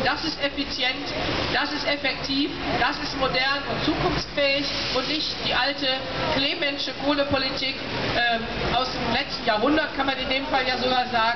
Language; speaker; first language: German; native; German